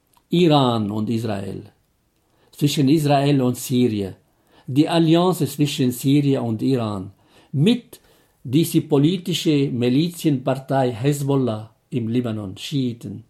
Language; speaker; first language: German; non-native, fluent; Arabic